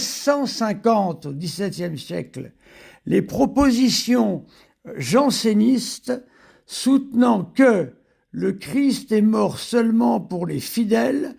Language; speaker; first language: French; native; French